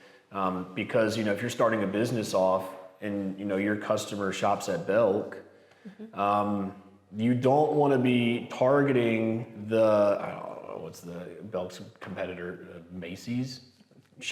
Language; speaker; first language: English; native; English